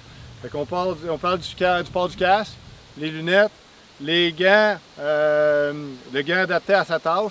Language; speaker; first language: French; native; French